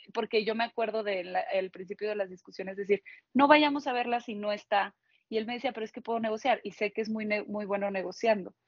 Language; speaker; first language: Spanish; native; Spanish